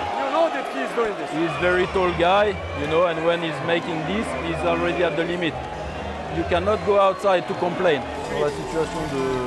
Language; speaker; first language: English; non-native, fluent; French